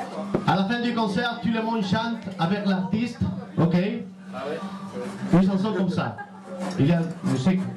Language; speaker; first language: French; non-native, learner; Spanish